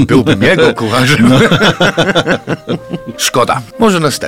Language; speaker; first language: Polish; non-native, fluent; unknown